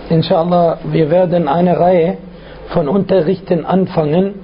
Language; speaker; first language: German; non-native, fluent; Arabic